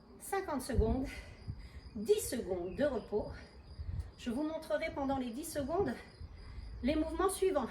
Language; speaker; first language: French; native; French